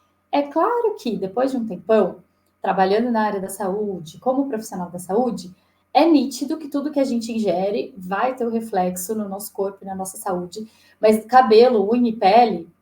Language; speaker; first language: Portuguese; native; Portuguese